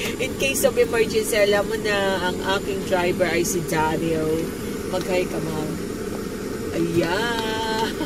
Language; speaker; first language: Filipino; non-native, local second language; Cebuano